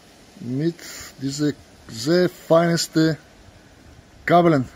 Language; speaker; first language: German; non-native, learner; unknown